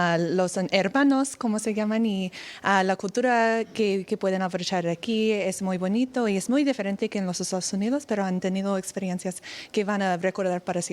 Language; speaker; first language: Spanish; non-native, fluent; English